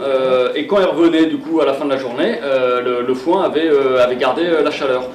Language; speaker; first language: French; native; French